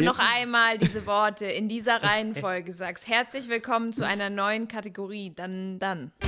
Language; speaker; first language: German; native; German